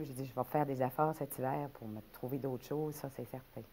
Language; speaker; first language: French; native; French